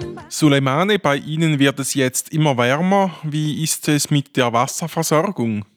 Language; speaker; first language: German; native; German